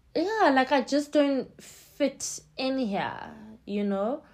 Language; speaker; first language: English; non-native, local second language; Xhosa